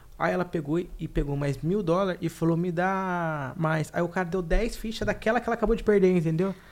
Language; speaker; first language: Portuguese; native; Portuguese